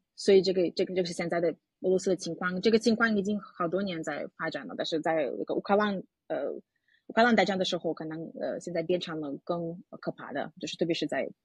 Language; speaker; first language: Chinese; non-native, fluent; Russian